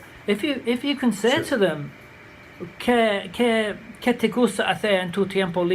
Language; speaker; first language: Spanish; non-native, learner; English